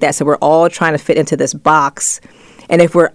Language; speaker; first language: English; native; English